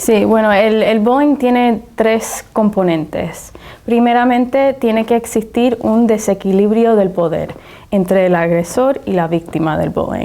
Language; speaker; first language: Spanish; early bilingual, heritage; Spanish